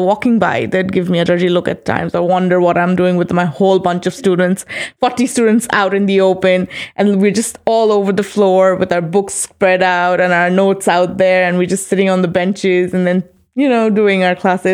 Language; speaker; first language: English; non-native, local second language; Bangla